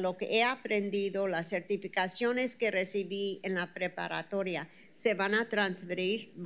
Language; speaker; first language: Spanish; early bilingual, heritage; Spanish